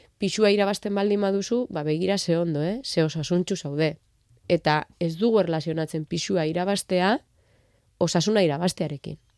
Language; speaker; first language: Basque; non-native, local second language; Spanish